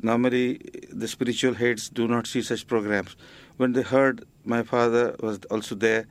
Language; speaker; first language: English; non-native, local second language; Marathi